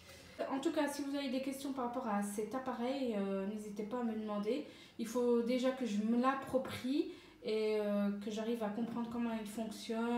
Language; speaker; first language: French; native; French